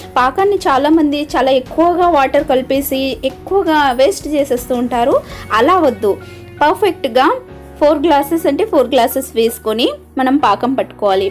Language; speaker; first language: Telugu; non-native, local second language; Urdu